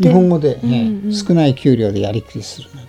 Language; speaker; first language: Japanese; native; Japanese